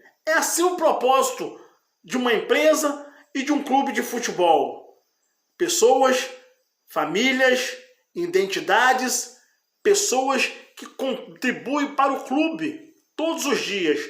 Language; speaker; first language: Portuguese; native; Portuguese